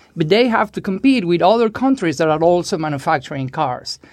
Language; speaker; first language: English; non-native, fluent; Spanish